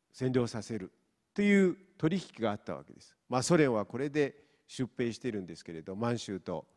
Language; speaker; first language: Japanese; non-native, fluent; Mongolian